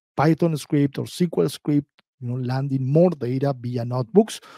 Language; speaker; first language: English; non-native, fluent; Spanish